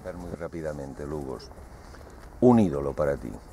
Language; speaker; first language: Spanish; native; Spanish